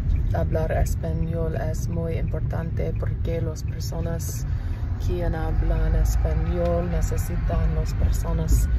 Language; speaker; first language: Spanish; non-native, learner; English